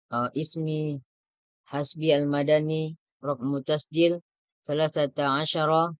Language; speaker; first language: Arabic; non-native, learner; Indonesian